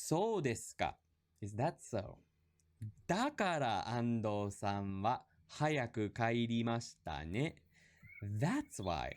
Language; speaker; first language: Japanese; non-native, fluent; English